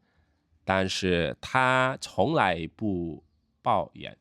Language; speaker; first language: Chinese; non-native, fluent; Khmer